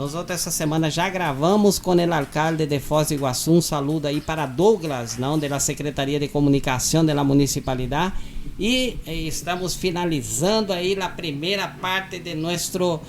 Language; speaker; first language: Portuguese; non-native, fluent; Spanish